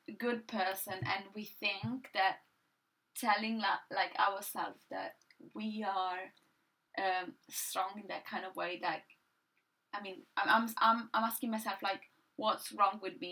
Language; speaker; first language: English; non-native, fluent; Italian